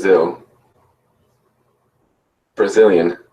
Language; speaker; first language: English; non-native, learner; Spanish